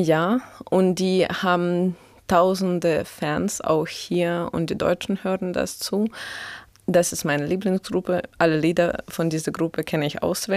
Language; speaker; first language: German; non-native, fluent; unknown